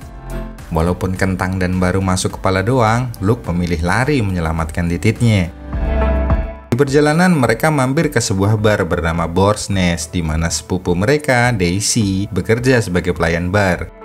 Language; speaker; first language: Indonesian; native; Indonesian